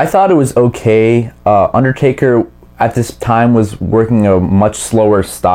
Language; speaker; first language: English; native; English